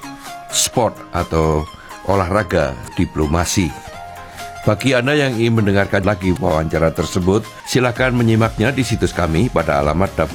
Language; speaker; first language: Indonesian; native; Indonesian